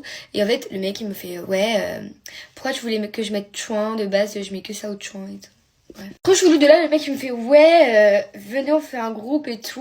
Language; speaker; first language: French; native; French